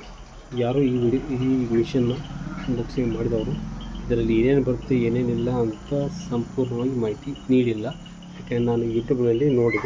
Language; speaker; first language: Kannada; native; Kannada